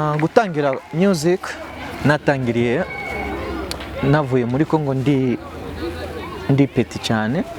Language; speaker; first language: Kinyarwanda; early bilingual, heritage; Kinyarwanda